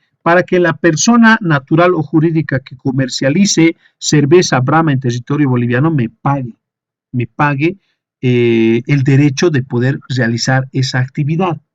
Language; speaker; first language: Spanish; native; Spanish